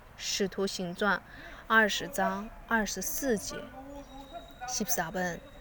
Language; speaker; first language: Chinese; non-native, learner; Korean